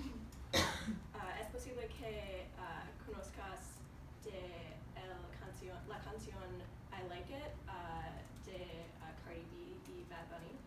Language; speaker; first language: Spanish; non-native, learner; English